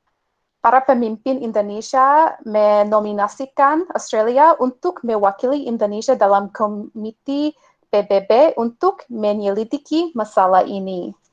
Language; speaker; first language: Indonesian; non-native, fluent; English